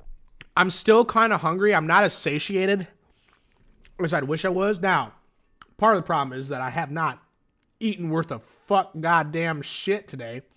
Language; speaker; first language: English; native; English